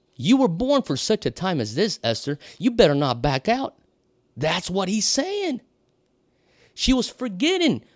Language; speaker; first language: English; non-native, fluent; Portuguese